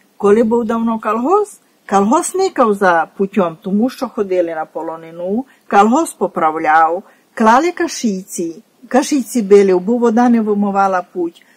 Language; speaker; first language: Ukrainian; native; Ukrainian